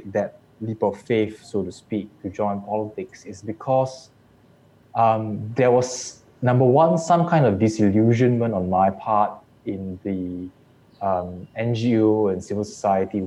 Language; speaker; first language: English; non-native, local second language; Chinese